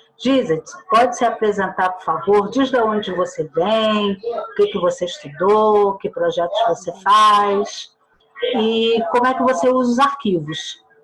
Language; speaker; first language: Portuguese; native; Portuguese